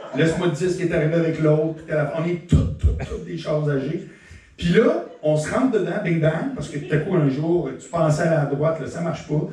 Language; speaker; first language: French; native; French